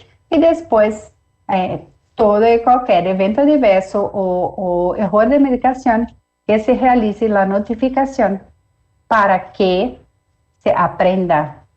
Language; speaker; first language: Spanish; non-native, fluent; Portuguese